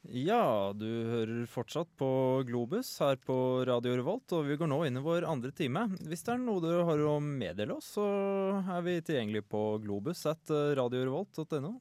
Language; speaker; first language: Norwegian; native; Norwegian